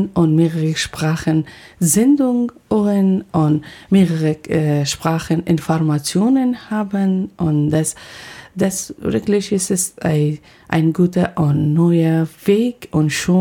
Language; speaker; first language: German; non-native, learner; Persian